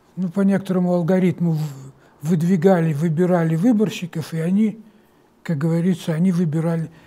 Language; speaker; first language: Russian; native; Russian